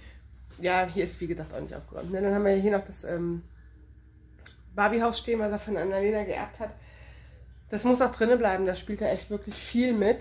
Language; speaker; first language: German; native; German